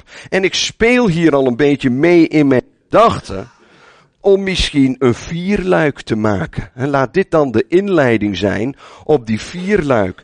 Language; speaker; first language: Dutch; native; Dutch